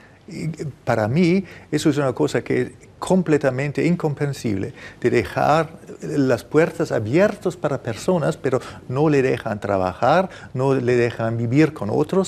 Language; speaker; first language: Spanish; non-native, fluent; German